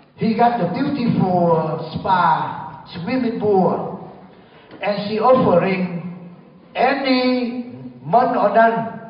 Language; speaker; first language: English; non-native, learner; Vietnamese